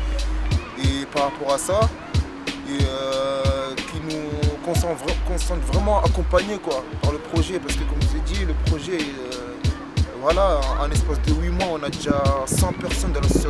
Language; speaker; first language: French; native; French